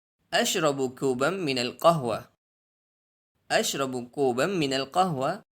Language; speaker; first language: Arabic; non-native, fluent; Urdu